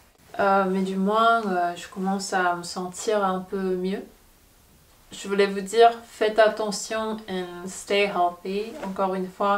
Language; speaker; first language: French; non-native, fluent; Korean